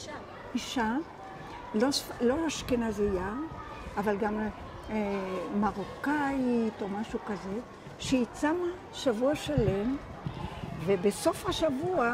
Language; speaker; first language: Hebrew; non-native, local second language; Ladino